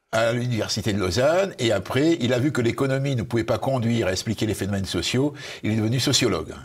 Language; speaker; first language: French; native; French